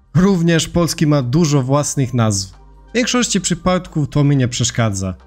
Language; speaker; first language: Polish; non-native, fluent; Serbian